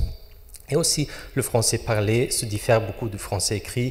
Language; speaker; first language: French; non-native, fluent; German